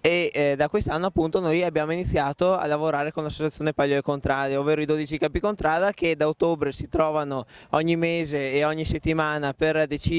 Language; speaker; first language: Italian; native; Italian